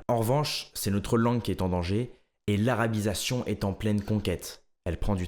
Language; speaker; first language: French; native; French